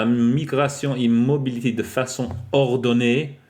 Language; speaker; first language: French; non-native, fluent; English